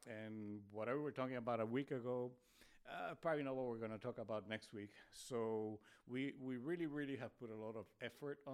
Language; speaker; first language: English; non-native, fluent; Spanish